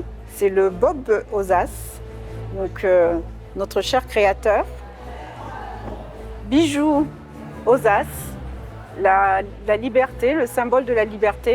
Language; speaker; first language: French; native; French